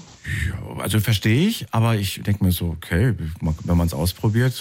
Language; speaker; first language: German; native; German